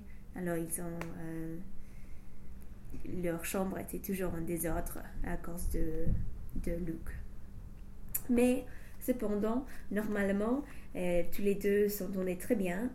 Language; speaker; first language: French; non-native, learner; English